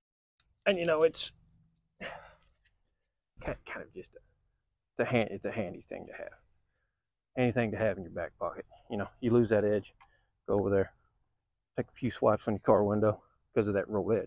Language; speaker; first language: English; native; English